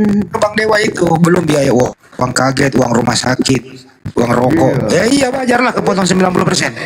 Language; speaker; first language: Indonesian; native; Indonesian